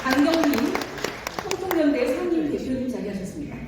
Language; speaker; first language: Korean; native; Korean